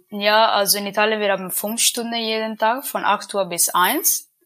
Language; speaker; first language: German; non-native, learner; Italian